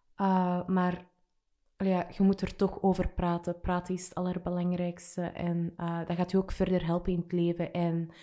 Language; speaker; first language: Dutch; native; Dutch